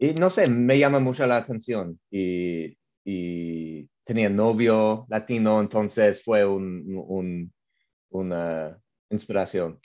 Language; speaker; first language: Spanish; non-native, learner; English